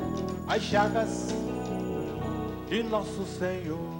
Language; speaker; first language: Portuguese; native; Portuguese